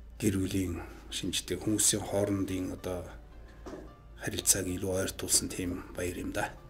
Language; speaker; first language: Mongolian; non-native, local second language; Kazakh